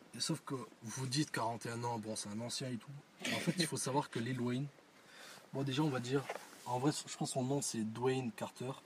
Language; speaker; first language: French; early bilingual, other home language; Arabic